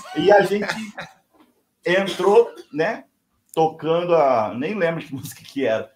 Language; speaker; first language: Portuguese; native; Portuguese